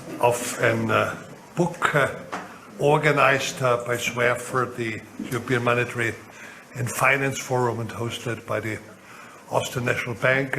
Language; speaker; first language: English; non-native, fluent; German